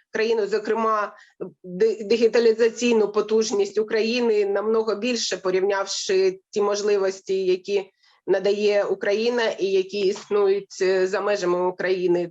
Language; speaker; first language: Ukrainian; native; Ukrainian